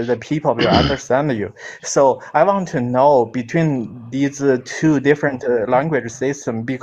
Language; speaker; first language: English; non-native, learner; Chinese